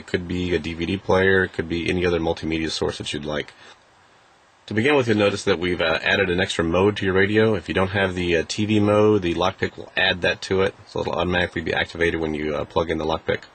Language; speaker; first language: English; native; English